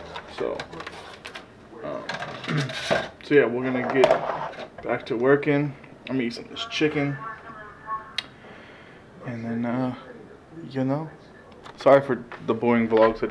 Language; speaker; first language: English; native; English